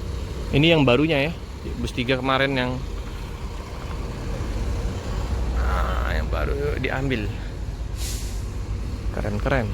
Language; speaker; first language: Indonesian; native; Indonesian